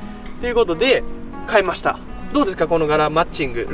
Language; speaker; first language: Japanese; native; Japanese